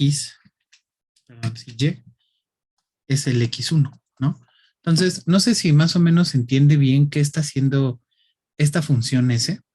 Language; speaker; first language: Spanish; native; Spanish